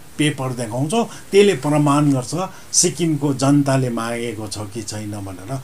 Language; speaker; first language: Nepali; native; Nepali